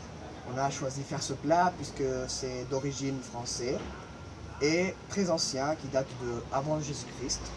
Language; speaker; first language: French; non-native, fluent; Spanish